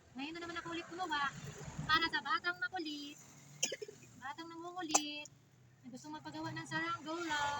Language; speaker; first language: Filipino; non-native, local second language; Hiligaynon